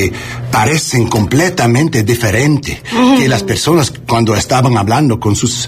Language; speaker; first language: Spanish; non-native, learner; English